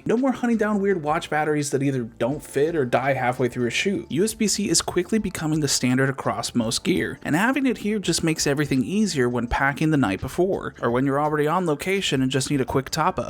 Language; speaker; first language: English; native; English